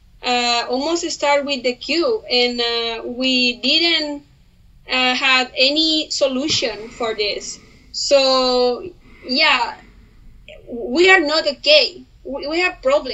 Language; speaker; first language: English; non-native, learner; Spanish